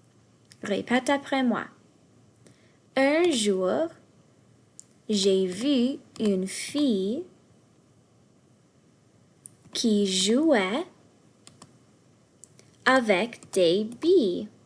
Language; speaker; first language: French; non-native, fluent; English